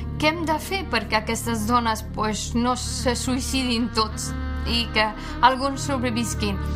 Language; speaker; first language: Catalan; non-native, fluent; Persian